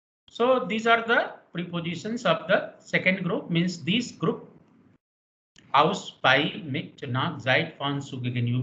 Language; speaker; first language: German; non-native, fluent; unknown